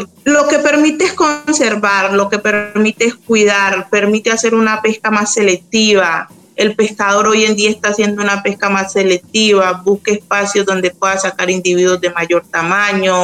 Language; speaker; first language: Spanish; native; Spanish